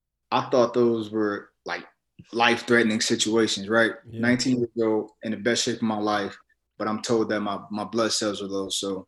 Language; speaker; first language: English; native; English